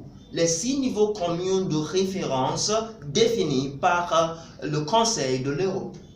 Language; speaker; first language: French; non-native, fluent; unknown